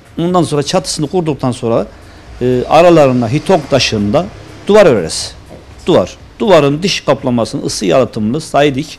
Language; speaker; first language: Turkish; native; Turkish